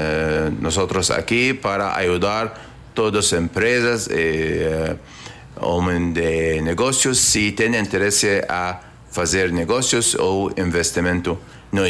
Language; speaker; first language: Portuguese; non-native, learner; Arabic